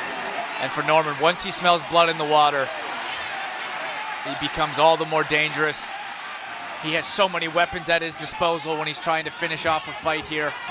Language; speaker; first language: English; native; English